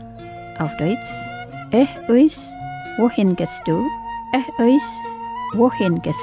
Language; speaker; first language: German; non-native, fluent; Indonesian